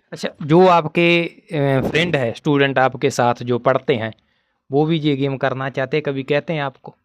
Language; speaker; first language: Hindi; non-native, local second language; Punjabi